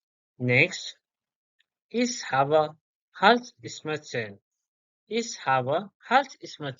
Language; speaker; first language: German; non-native, learner; English